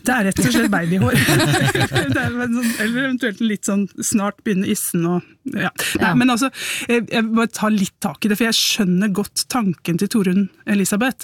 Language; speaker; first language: Norwegian; native; Norwegian